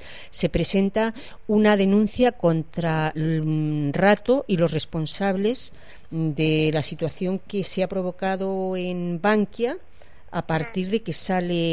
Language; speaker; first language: Spanish; native; Spanish